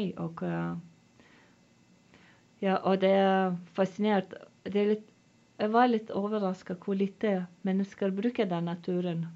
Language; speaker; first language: Swedish; non-native, learner; Lithuanian